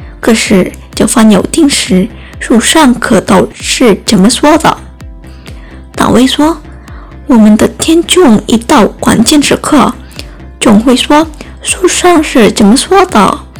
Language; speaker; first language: Chinese; non-native, learner; Indonesian